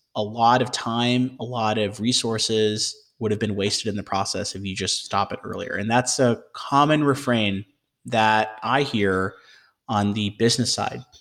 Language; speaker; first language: English; native; English